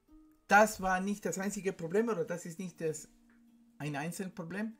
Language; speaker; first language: German; non-native, fluent; Spanish